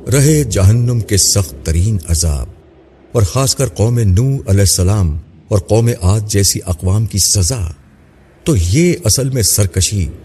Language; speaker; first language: Urdu; native; Urdu